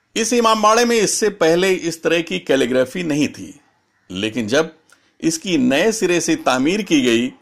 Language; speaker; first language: Urdu; native; Urdu